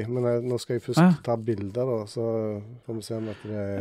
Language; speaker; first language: Norwegian; native; Norwegian